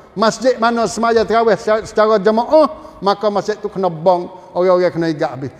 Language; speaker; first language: Malay; native; Malay